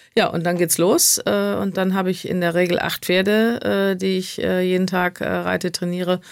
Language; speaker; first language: German; native; German